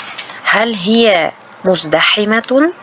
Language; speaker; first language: Arabic; non-native, fluent; Uzbek